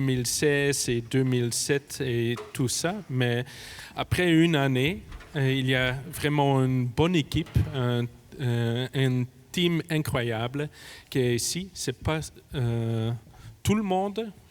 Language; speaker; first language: French; non-native, fluent; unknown